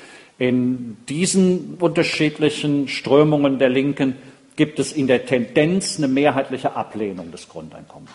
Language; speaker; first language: German; native; German